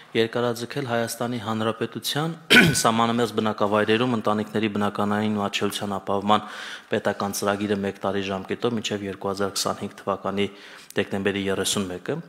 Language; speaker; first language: Armenian; native; Armenian